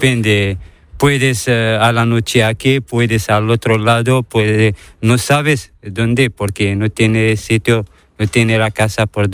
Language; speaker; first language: Spanish; non-native, learner; Arabic